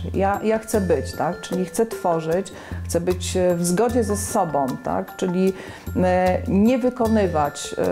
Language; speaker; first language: Polish; native; Polish